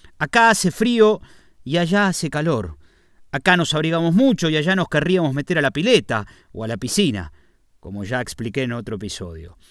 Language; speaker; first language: Spanish; native; Spanish